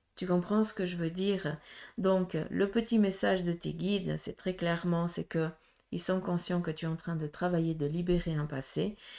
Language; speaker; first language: French; native; French